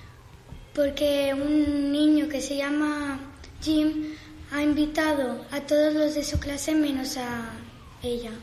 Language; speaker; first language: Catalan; non-native, local second language; Spanish